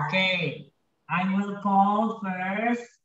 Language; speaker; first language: English; non-native, fluent; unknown